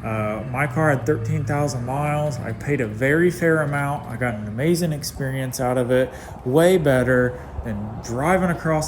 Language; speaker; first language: English; native; English